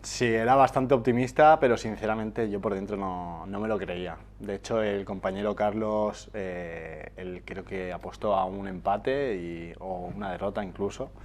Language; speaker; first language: Spanish; native; Spanish